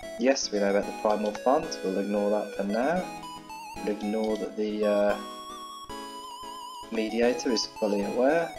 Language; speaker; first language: English; native; English